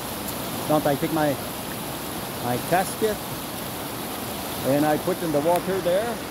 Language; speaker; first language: English; non-native, learner; French